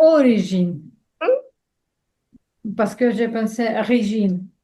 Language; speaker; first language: French; non-native, learner; Russian